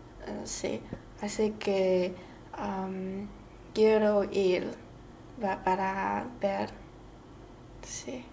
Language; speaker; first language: Spanish; non-native, learner; Chinese